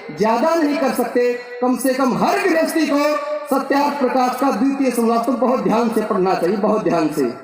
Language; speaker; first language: Hindi; native; Hindi